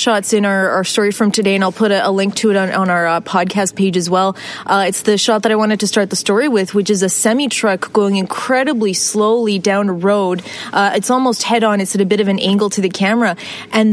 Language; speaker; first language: English; native; English